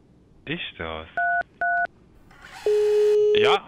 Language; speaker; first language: German; native; German